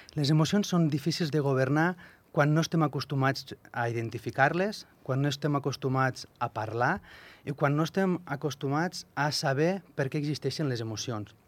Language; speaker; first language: Catalan; native; Catalan